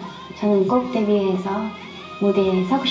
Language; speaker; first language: Korean; non-native, fluent; Thai